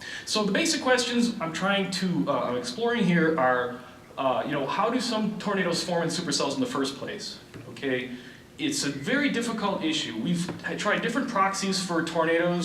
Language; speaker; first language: English; native; English